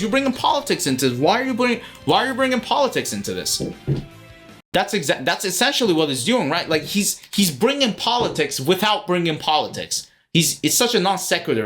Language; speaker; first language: English; native; English